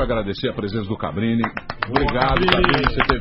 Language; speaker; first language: Portuguese; native; Portuguese